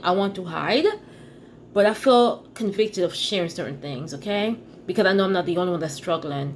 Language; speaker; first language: English; native; English